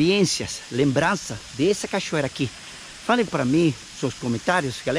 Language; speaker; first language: Portuguese; non-native, fluent; Spanish